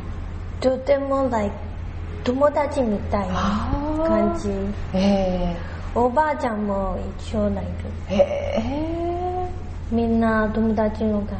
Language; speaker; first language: Japanese; non-native, learner; Chinese